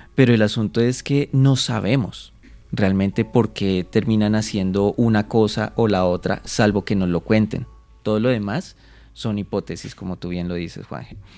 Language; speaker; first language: Spanish; native; Spanish